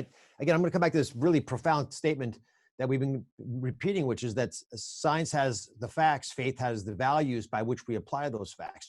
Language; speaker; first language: English; native; English